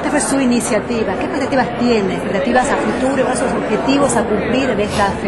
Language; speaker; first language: Spanish; native; Spanish